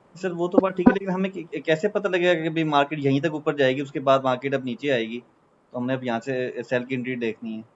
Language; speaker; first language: Urdu; non-native, local second language; Punjabi